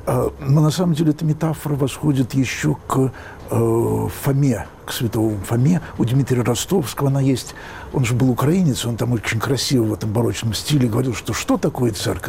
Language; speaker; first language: Russian; native; Russian